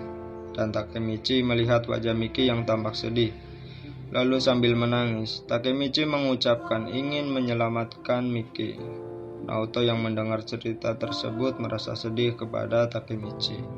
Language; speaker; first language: Indonesian; native; Indonesian